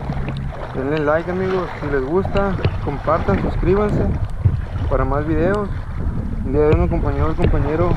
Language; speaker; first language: Spanish; native; Spanish